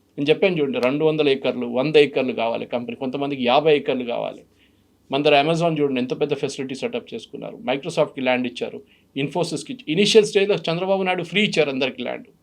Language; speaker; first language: Telugu; non-native, fluent; Malayalam